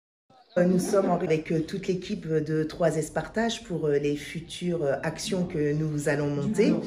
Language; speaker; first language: French; native; French